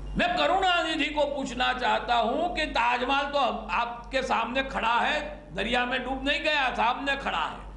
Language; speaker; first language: Hindi; non-native, local second language; Gujarati